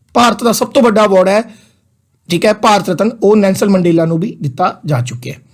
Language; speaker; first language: Hindi; non-native, local second language; Punjabi